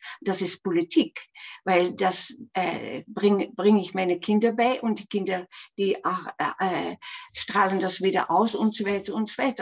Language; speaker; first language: German; non-native, fluent; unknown